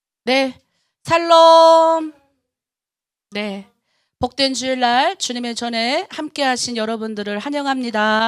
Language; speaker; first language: Korean; native; Korean